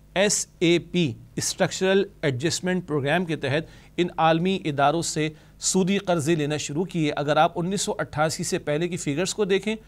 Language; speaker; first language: Urdu; native; Urdu